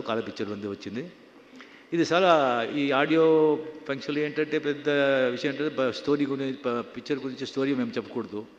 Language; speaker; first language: Telugu; non-native, fluent; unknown